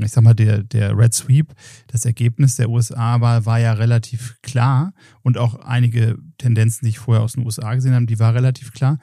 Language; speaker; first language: German; native; German